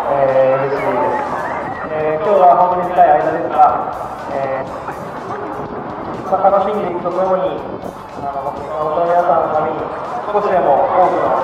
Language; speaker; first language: Japanese; native; Japanese